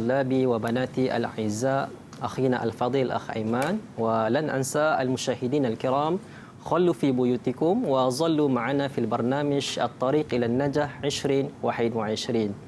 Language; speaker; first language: Arabic; non-native, fluent; Malay